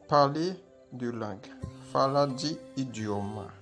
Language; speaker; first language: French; non-native, local second language; Haitian Creole